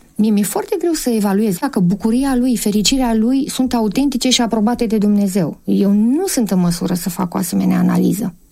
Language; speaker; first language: Romanian; native; Romanian